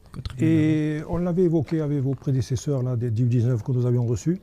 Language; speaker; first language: French; native; French